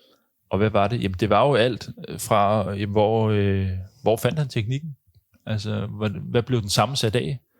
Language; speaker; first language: Danish; native; Danish